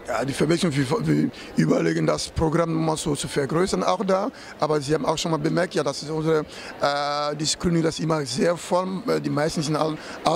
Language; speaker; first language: German; non-native, fluent; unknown